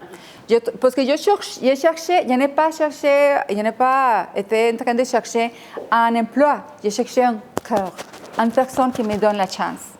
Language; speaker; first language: French; non-native, fluent; Spanish